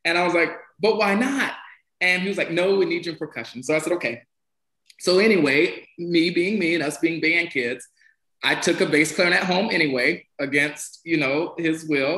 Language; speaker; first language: English; native; English